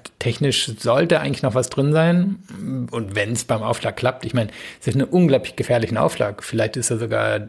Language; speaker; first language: German; native; German